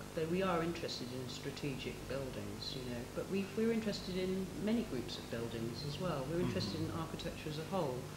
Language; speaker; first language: English; native; English